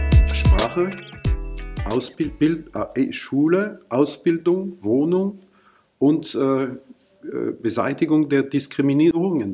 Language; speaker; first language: German; non-native, fluent; French